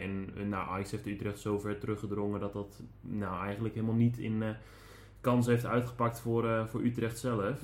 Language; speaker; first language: Dutch; native; Dutch